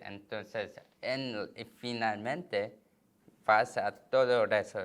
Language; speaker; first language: Spanish; non-native, learner; Korean